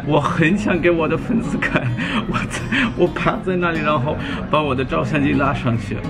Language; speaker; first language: Chinese; non-native, fluent; German